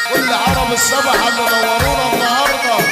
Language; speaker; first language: Arabic; native; Arabic